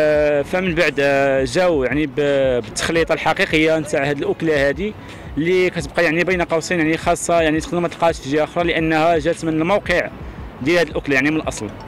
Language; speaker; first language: Arabic; native; Arabic